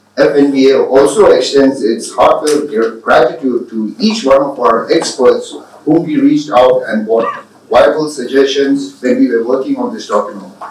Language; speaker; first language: English; non-native, local second language; Tibetan